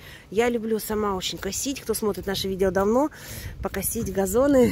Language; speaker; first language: Russian; native; Russian